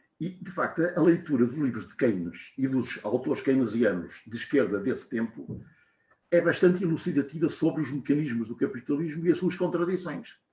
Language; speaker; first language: Portuguese; native; Portuguese